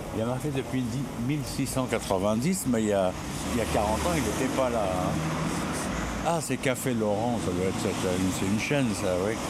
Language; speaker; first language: French; native; French